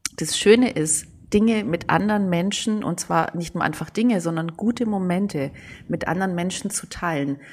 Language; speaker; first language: German; early bilingual, other home language; Greek